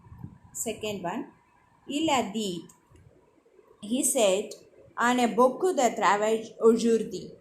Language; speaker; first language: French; non-native, fluent; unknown